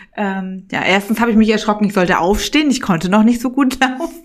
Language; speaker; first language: German; native; German